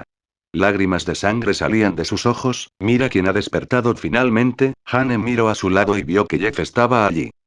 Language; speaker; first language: Spanish; native; Spanish